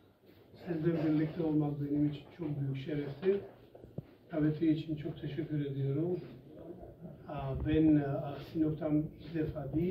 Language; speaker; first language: Turkish; non-native, learner; Georgian